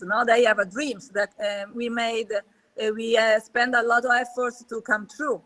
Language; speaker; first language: English; non-native, learner; Italian